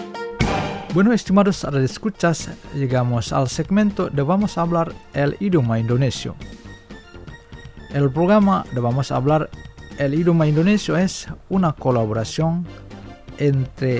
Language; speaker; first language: Spanish; non-native, fluent; Indonesian